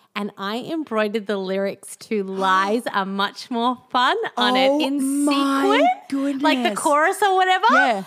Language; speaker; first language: English; native; English